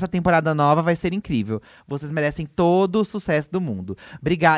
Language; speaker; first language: Portuguese; native; Portuguese